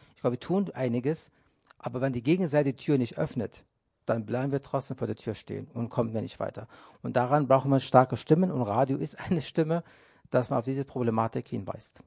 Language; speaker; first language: German; non-native, fluent; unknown